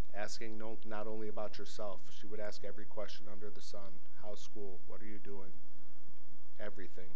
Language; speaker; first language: English; native; English